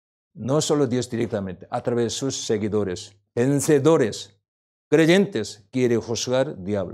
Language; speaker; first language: Spanish; non-native, learner; Korean